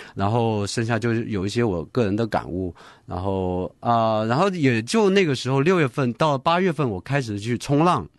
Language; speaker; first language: Chinese; non-native, local second language; Hakka Chinese